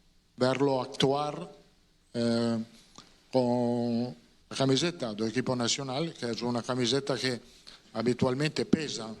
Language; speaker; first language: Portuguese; non-native, learner; Italian